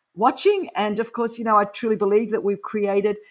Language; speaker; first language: English; non-native, local second language; Greek